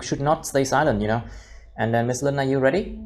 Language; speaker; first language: English; non-native, fluent; Vietnamese